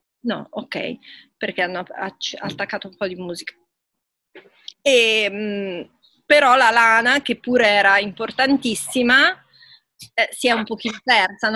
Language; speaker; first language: Italian; native; Italian